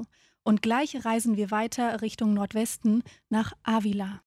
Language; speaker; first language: German; native; German